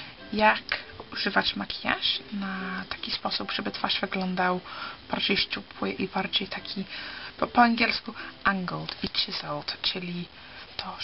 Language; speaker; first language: Polish; early bilingual, heritage; Polish